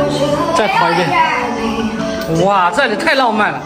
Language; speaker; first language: Chinese; native; Chinese